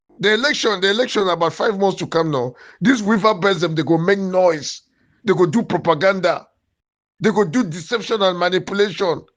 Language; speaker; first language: Nigerian Pidgin; native; Nigerian Pidgin